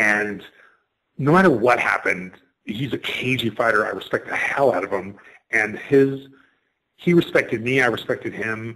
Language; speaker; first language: English; native; English